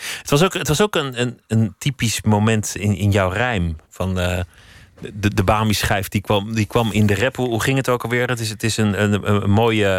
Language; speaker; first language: Dutch; native; Dutch